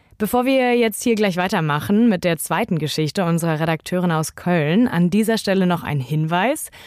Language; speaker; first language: German; native; German